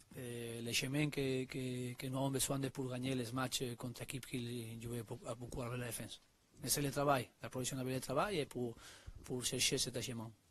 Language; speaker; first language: French; non-native, learner; Spanish